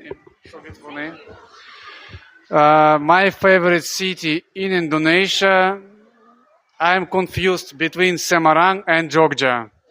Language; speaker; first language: English; non-native, fluent; Russian